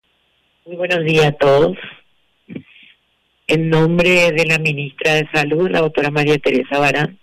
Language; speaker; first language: Spanish; native; Spanish